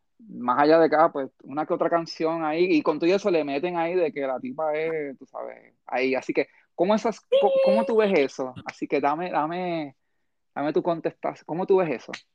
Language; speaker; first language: Spanish; early bilingual, heritage; Spanish